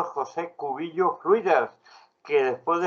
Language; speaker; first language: Spanish; native; Spanish